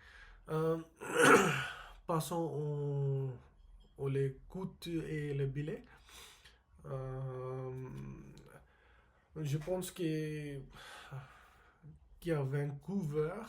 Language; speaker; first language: French; non-native, learner; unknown